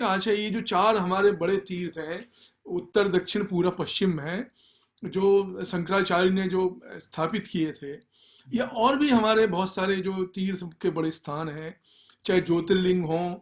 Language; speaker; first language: Hindi; native; Hindi